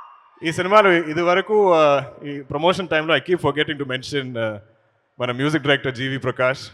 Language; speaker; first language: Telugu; non-native, learner; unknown